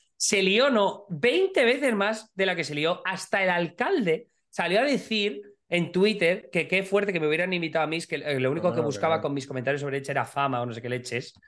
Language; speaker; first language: Spanish; native; Spanish